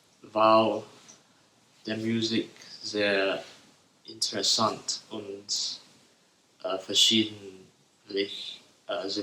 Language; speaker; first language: German; non-native, learner; English